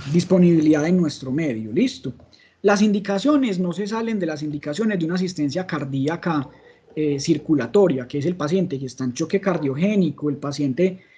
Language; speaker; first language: Spanish; native; Spanish